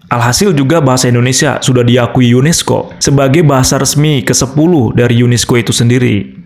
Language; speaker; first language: Indonesian; native; Indonesian